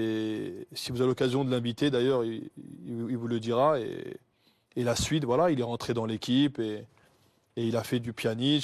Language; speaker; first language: French; native; French